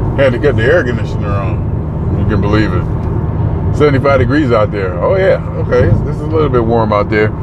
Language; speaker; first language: English; native; English